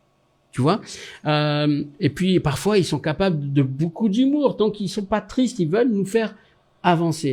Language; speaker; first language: French; native; French